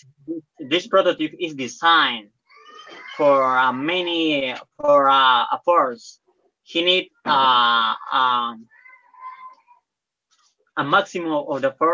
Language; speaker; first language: English; non-native, learner; Spanish